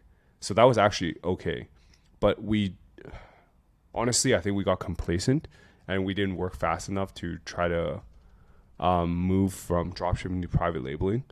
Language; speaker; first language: English; native; English